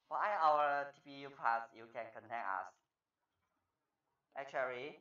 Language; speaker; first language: English; non-native, fluent; Chinese